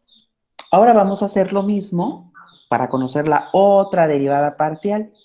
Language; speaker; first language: Spanish; native; Spanish